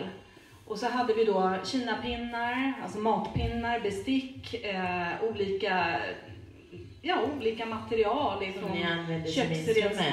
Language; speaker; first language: Swedish; native; Swedish